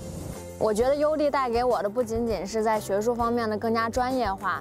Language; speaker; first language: Chinese; native; Chinese